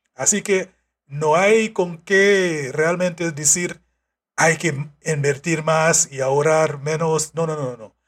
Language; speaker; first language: Spanish; non-native, fluent; English